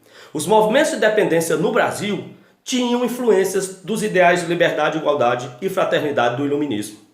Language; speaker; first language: Portuguese; native; Portuguese